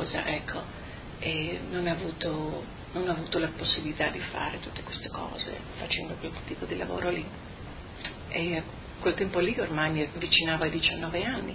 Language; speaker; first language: Italian; native; Italian